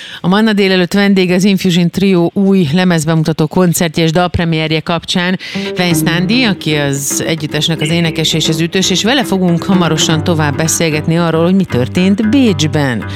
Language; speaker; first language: Hungarian; native; Hungarian